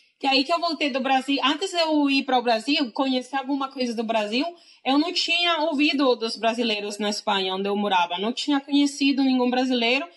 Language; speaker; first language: Portuguese; non-native, fluent; Spanish